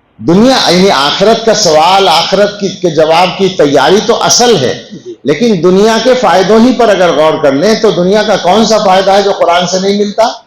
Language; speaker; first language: Urdu; native; Urdu